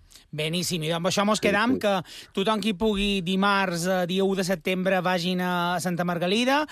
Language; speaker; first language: Catalan; native; Catalan